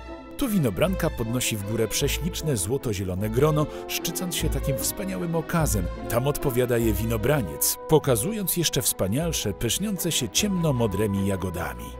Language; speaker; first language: Polish; native; Polish